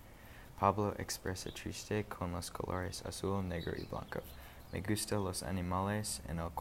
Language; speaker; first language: Spanish; non-native, learner; English